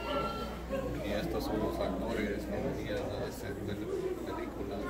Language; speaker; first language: Spanish; non-native, learner; English